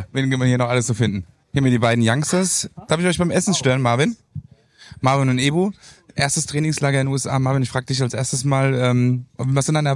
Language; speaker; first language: German; native; German